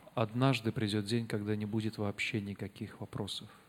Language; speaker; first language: Russian; native; Russian